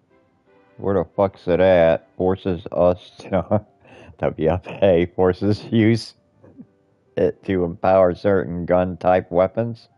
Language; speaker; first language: English; native; English